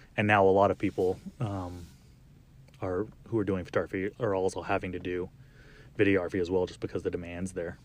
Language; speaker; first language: English; native; English